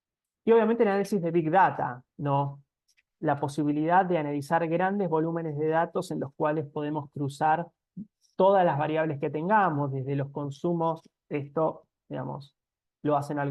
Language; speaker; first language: Spanish; native; Spanish